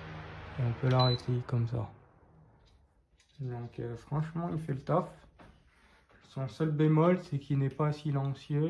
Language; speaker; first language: French; native; French